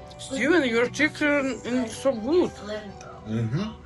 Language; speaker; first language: English; non-native, learner; Ukrainian